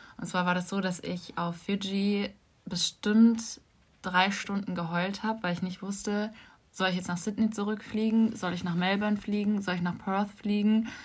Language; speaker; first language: German; native; German